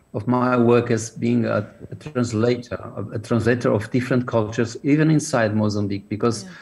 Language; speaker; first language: English; non-native, fluent; Portuguese